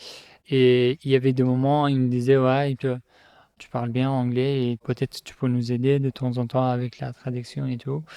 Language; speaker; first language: French; non-native, fluent; Persian